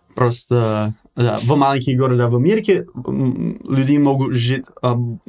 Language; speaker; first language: Russian; non-native, fluent; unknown